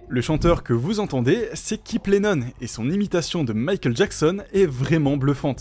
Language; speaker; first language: French; native; French